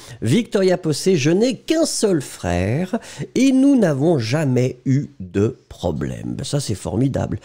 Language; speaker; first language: French; native; French